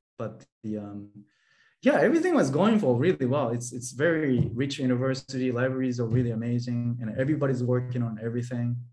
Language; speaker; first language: English; non-native, fluent; Japanese